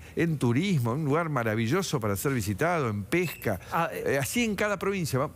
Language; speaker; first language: Spanish; native; Spanish